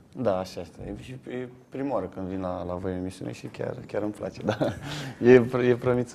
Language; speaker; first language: Romanian; native; Romanian